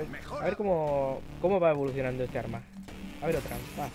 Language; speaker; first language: Spanish; native; Spanish